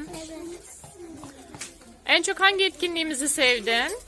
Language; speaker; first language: Turkish; native; Turkish